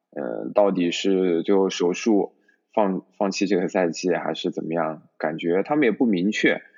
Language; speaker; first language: Chinese; native; Chinese